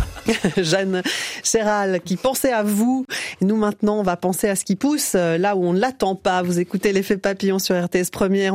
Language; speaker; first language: French; native; French